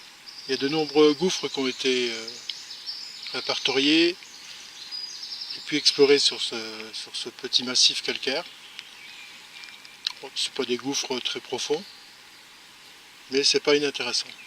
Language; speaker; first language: French; native; French